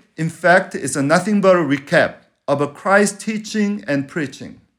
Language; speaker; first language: English; non-native, fluent; Spanish